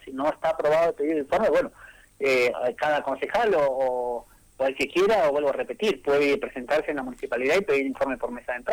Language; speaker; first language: Spanish; native; Spanish